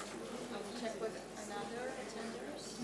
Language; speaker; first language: English; non-native, learner; Russian